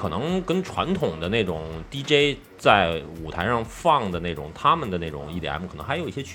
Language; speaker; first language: Chinese; native; Chinese